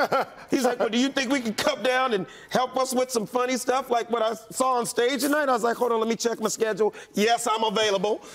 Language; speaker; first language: English; native; English